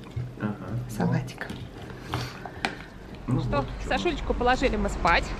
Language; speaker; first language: Russian; native; Russian